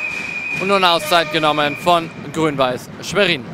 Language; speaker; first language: German; native; German